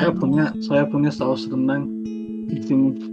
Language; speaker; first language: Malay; non-native, fluent; Turkish